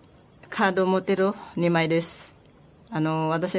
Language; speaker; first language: Japanese; non-native, learner; Filipino